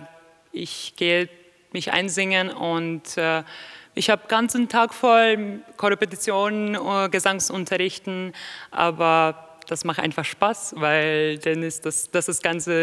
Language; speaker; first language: German; non-native, fluent; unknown